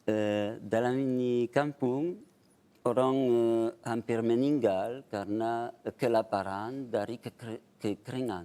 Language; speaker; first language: Indonesian; non-native, fluent; French